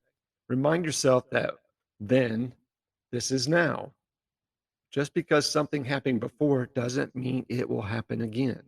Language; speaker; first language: English; native; English